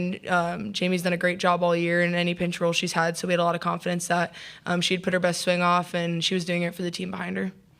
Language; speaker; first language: English; native; English